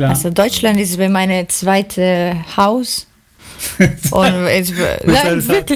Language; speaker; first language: German; non-native, learner; Greek